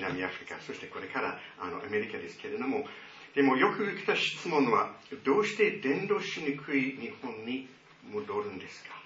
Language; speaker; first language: Japanese; non-native, fluent; English